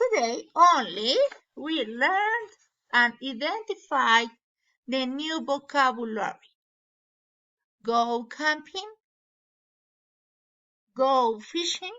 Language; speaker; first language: English; non-native, learner; Spanish